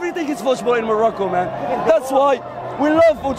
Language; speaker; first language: English; non-native, learner; Arabic